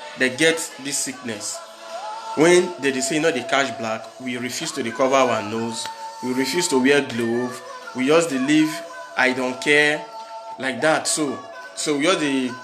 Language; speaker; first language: Nigerian Pidgin; native; Nigerian Pidgin